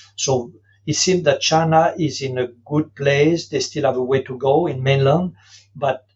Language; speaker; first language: English; non-native, fluent; French